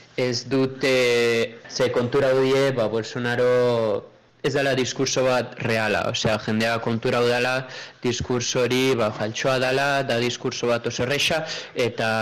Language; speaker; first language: Basque; early bilingual, other home language; Portuguese